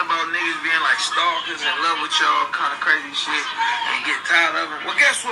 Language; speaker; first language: English; native; English